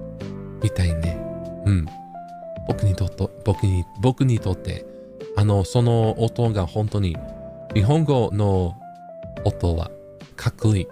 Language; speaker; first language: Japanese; non-native, learner; English